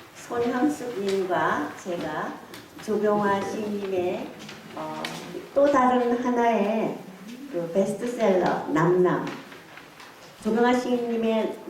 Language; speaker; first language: Korean; native; Korean